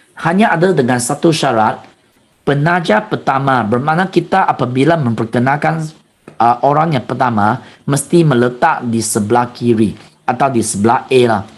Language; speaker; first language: Malay; non-native, local second language; Chinese